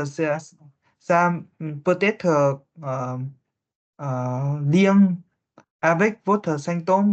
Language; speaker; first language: French; non-native, learner; Vietnamese